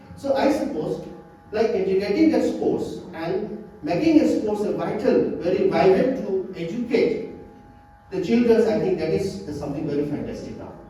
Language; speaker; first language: English; non-native, local second language; Assamese